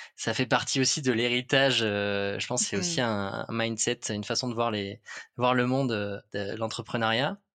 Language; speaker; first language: French; native; French